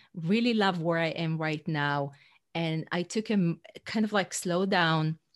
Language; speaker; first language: English; non-native, fluent; Hebrew